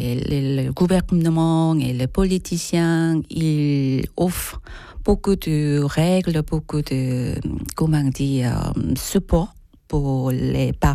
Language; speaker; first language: French; non-native, fluent; Korean